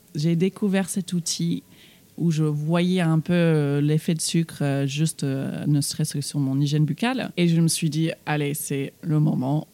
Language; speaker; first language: French; non-native, fluent; English